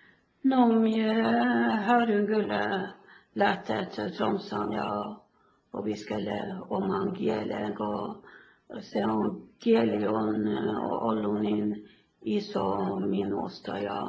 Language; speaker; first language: Finnish; early bilingual, heritage; Finnish